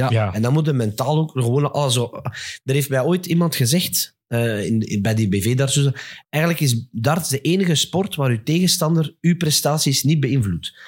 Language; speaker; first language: Dutch; native; Dutch